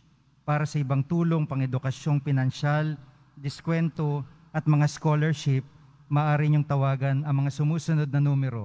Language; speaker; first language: Filipino; native; Filipino